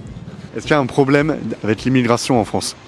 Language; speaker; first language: French; native; French